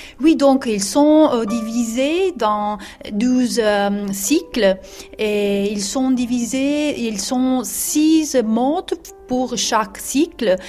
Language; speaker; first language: French; non-native, learner; Italian